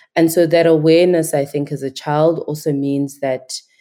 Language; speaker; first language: English; non-native, local second language; Igbo